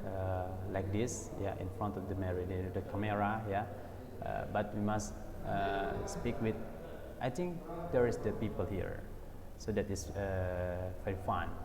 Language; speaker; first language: English; non-native, learner; Indonesian